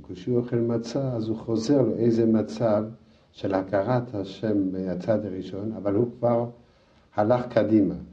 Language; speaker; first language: Hebrew; non-native, fluent; French